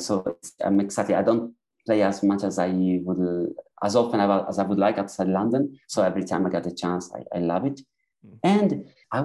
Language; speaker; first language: English; non-native, fluent; Italian